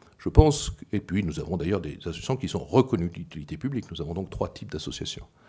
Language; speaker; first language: French; native; French